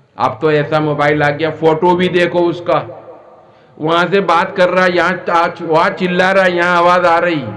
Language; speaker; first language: Urdu; non-native, local second language; Assamese